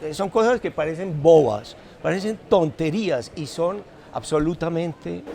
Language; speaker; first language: Spanish; native; Spanish